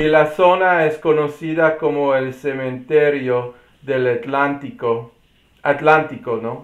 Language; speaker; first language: Spanish; non-native, learner; English